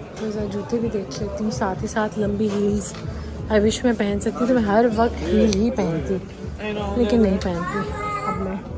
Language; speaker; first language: Urdu; non-native, local second language; Punjabi